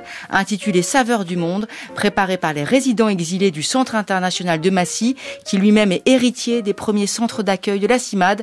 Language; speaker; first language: French; native; French